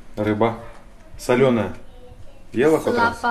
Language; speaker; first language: Russian; native; Russian